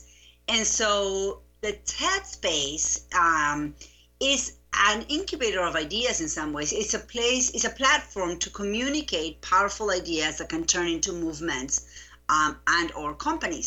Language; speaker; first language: English; non-native, fluent; Spanish